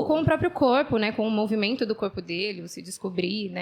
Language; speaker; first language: Portuguese; native; Portuguese